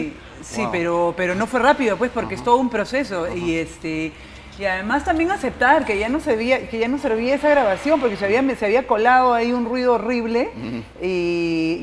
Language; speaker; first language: Spanish; native; Spanish